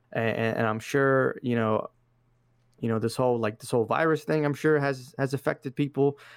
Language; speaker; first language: English; early bilingual, other home language; Arabic